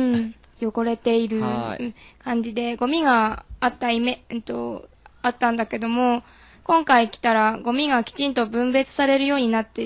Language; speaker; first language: Japanese; native; Japanese